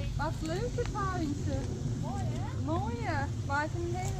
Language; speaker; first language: Dutch; non-native, learner; Turkish